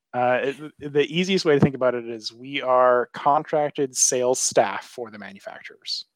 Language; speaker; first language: English; native; English